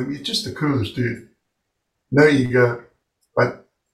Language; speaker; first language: English; native; English